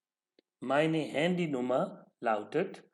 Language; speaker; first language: German; non-native, learner; Urdu